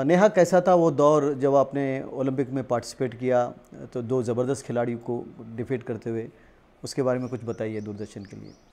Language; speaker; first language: Hindi; non-native, local second language; Telugu